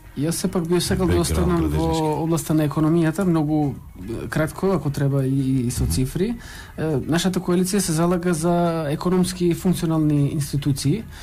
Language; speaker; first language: Macedonian; non-native, local second language; Albanian